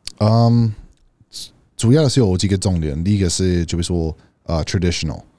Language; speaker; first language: Chinese; non-native, fluent; English